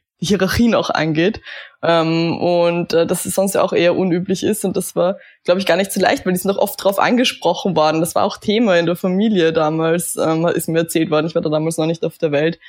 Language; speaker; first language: German; native; German